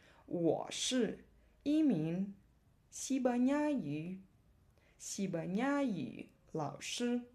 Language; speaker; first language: Chinese; non-native, learner; Portuguese